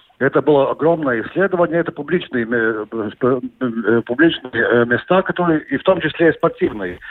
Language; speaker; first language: Russian; non-native, local second language; Latvian